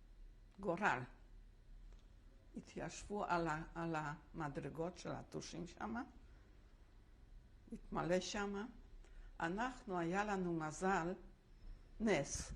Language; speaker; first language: Hebrew; non-native, fluent; Polish